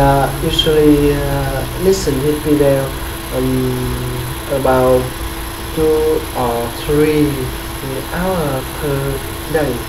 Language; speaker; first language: English; non-native, learner; Vietnamese